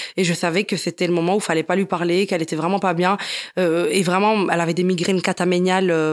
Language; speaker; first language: French; early bilingual, other home language; Italian